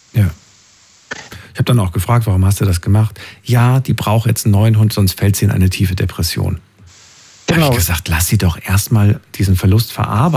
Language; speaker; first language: German; native; German